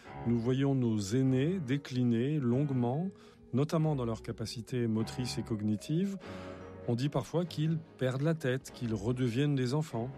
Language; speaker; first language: French; native; French